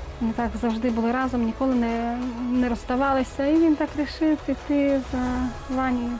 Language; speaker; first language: Ukrainian; native; Ukrainian